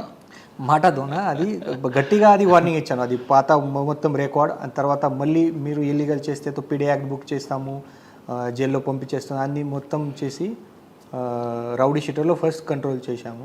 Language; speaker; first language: Telugu; non-native, fluent; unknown